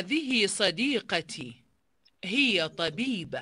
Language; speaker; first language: Arabic; non-native, learner; Indonesian